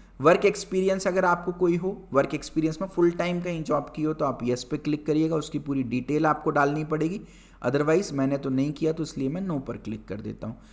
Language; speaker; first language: Hindi; native; Hindi